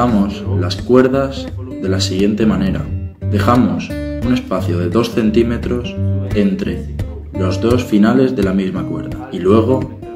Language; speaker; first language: Spanish; native; Spanish